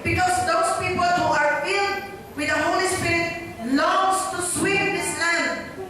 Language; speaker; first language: English; non-native, local second language; Filipino